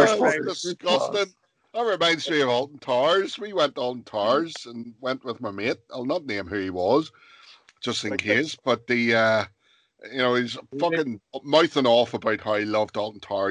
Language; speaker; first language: English; native; English